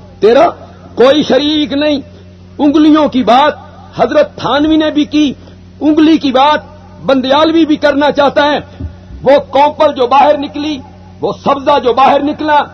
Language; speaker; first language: Urdu; non-native, local second language; Punjabi